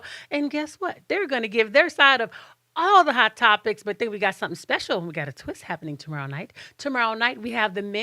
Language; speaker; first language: English; native; English